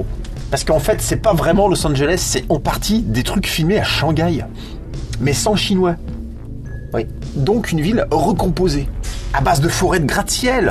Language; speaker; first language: French; native; French